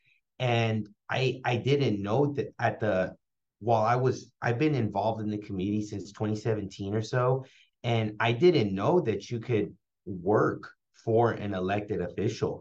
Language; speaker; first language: English; early bilingual, other home language; Spanish